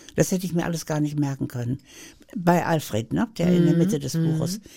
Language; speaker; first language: German; native; German